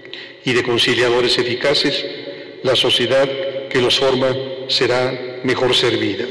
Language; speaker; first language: Spanish; native; Spanish